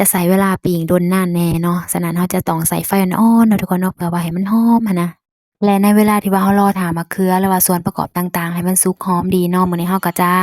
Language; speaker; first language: Thai; non-native, local second language; Lao